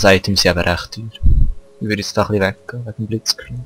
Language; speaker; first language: German; native; German